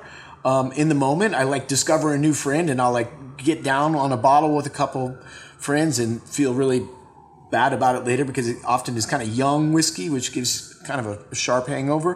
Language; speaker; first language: English; native; English